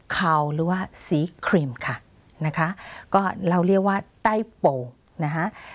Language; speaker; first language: Thai; non-native, fluent; Burmese